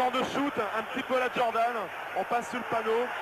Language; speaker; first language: French; native; French